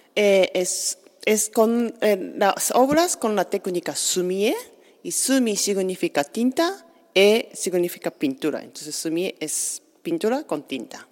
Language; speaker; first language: Spanish; non-native, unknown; Japanese